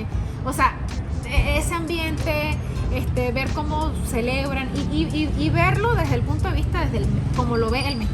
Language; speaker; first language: Spanish; native; Spanish